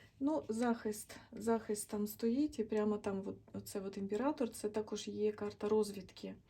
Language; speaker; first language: Ukrainian; non-native, local second language; Russian